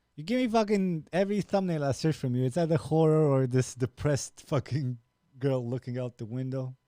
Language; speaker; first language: English; non-native, fluent; Romanian